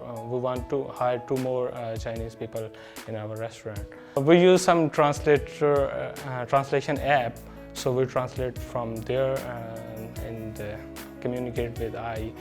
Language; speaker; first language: English; non-native, learner; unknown